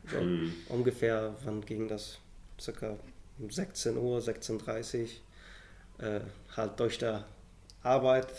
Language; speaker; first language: German; non-native, fluent; Arabic